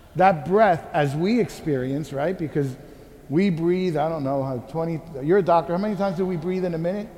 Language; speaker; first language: English; early bilingual, other home language; Spanish